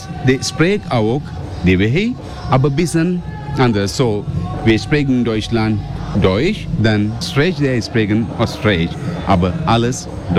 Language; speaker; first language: German; non-native, learner; Sinhala